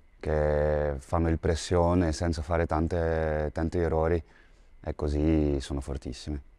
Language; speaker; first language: Italian; non-native, fluent; Dutch